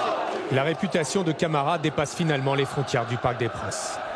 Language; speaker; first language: French; native; French